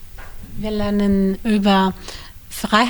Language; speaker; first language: German; non-native, learner; Arabic